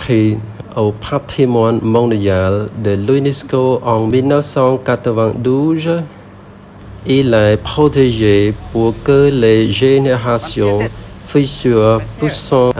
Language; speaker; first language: French; non-native, learner; Khmer